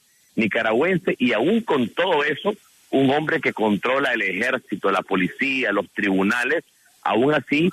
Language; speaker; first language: Spanish; native; Spanish